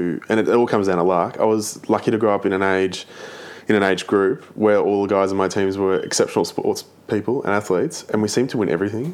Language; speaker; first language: English; native; English